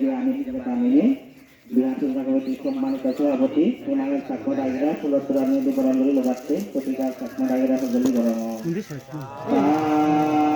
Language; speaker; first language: Bangla; non-native, local second language; Chakma